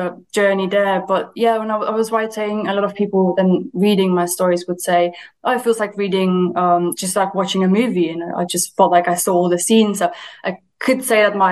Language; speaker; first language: English; early bilingual, other home language; German